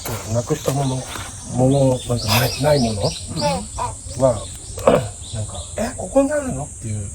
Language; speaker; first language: Japanese; non-native, learner; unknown